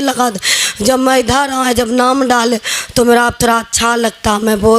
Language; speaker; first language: Hindi; non-native, local second language; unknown